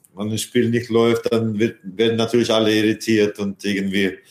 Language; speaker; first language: German; non-native, fluent; Latvian